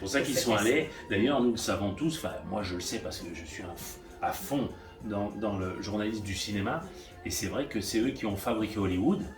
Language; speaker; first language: French; native; French